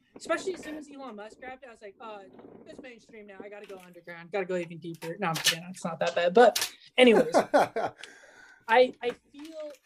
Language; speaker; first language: English; early bilingual, other home language; Spanish